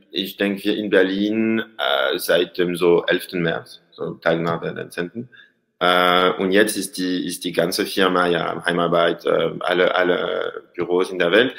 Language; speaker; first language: German; non-native, learner; French